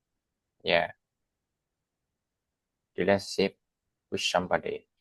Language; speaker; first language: English; non-native, learner; Vietnamese